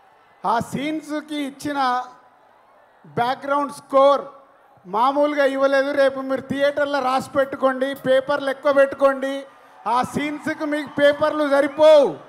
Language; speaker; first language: Telugu; native; Telugu